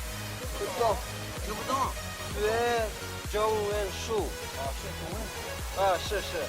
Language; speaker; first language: Chinese; non-native, learner; Turkmen